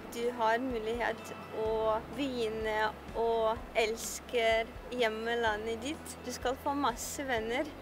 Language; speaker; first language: Norwegian; non-native, fluent; Ukrainian